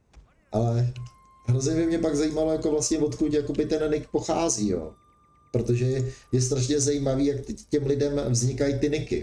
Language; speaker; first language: Czech; native; Czech